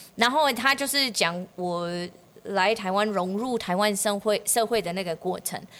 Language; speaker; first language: Chinese; non-native, fluent; English